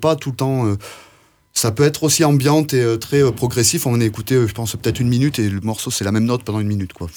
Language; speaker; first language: French; native; French